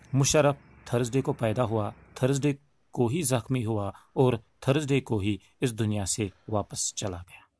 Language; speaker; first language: Urdu; non-native, local second language; Kashmiri